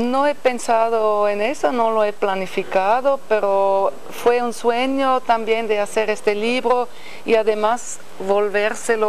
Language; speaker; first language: Spanish; non-native, fluent; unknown